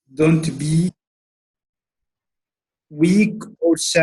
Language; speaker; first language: English; non-native, learner; Arabic